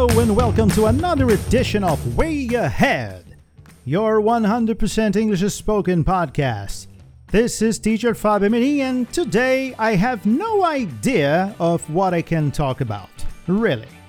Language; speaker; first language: English; non-native, fluent; Portuguese